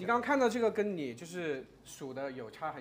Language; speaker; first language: Chinese; native; Chinese